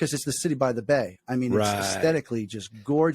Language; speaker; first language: English; native; English